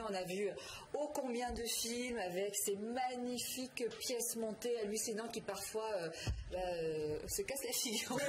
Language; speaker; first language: French; native; French